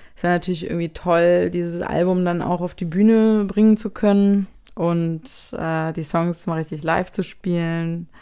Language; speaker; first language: German; native; German